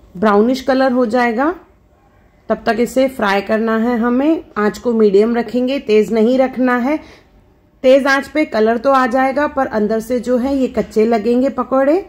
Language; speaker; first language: Hindi; non-native, local second language; Sindhi